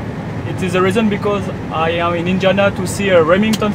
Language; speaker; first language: English; non-native, learner; French